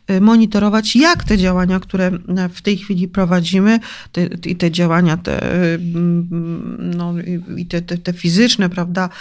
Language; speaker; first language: Polish; native; Polish